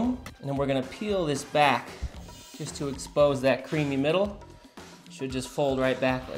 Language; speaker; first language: English; native; English